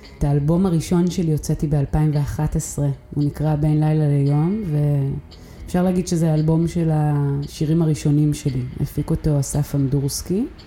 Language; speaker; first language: Hebrew; early bilingual, other home language; English